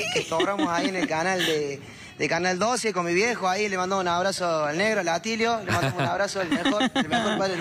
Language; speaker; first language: Spanish; native; Spanish